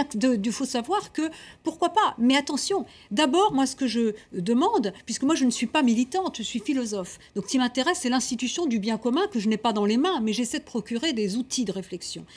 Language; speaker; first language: French; native; French